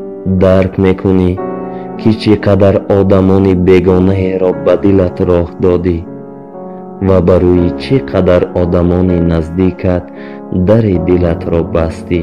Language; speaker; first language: Persian; native; Persian